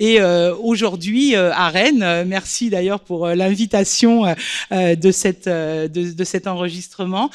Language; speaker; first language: French; native; French